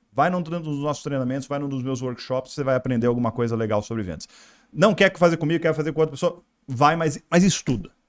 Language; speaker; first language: Portuguese; native; Portuguese